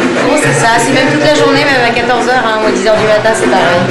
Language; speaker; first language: French; native; French